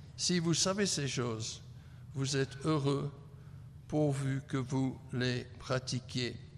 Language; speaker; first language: French; non-native, fluent; English